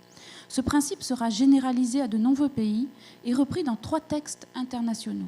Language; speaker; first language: French; native; French